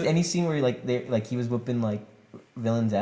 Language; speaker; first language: English; native; English